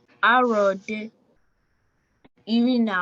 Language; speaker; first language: Igbo; non-native, learner; English